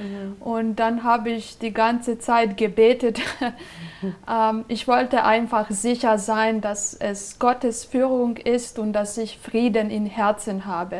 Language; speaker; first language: German; non-native, fluent; Serbian